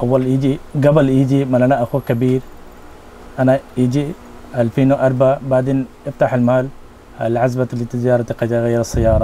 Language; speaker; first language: Arabic; non-native, learner; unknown